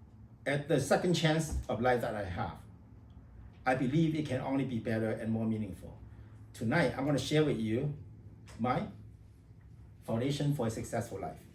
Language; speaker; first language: English; non-native, fluent; Vietnamese